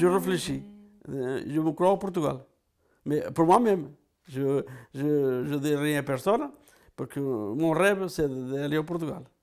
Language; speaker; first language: French; non-native, fluent; Portuguese